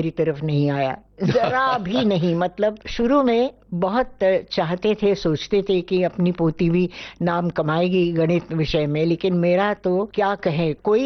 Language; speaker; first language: Hindi; non-native, local second language; Marathi